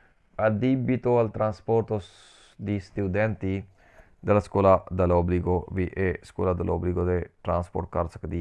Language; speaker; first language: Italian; non-native, learner; Punjabi